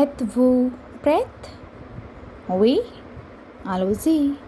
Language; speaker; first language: French; non-native, fluent; Hindi